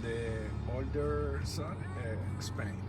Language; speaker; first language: English; non-native, learner; Spanish